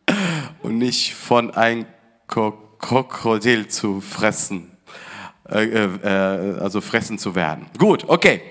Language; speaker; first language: German; non-native, fluent; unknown